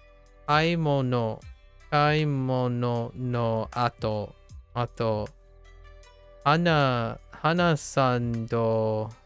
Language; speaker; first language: Japanese; non-native, learner; English